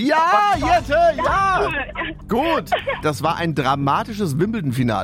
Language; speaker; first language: German; native; German